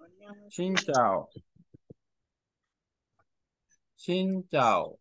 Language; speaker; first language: Vietnamese; non-native, learner; Korean